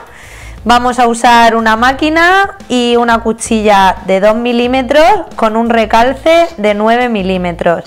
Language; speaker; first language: Spanish; native; Spanish